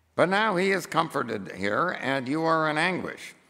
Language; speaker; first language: English; native; English